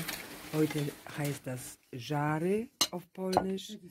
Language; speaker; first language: German; non-native, fluent; Russian